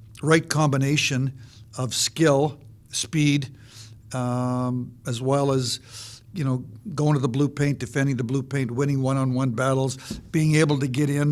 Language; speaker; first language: English; native; English